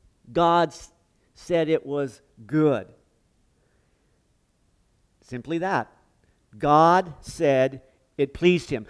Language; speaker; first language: English; native; English